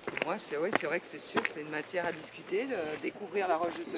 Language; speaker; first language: French; native; French